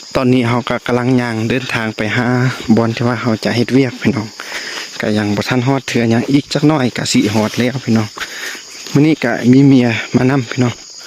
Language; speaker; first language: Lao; non-native, local second language; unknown